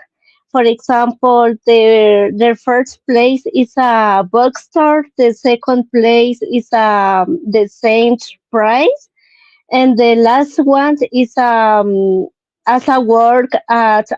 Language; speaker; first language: English; non-native, learner; Spanish